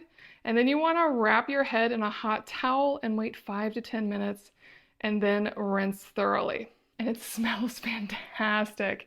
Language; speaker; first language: English; native; English